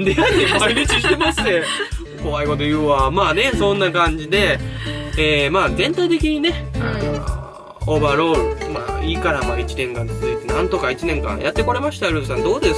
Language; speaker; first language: Japanese; native; Japanese